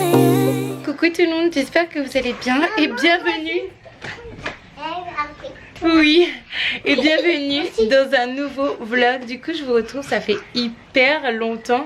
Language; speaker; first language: French; native; French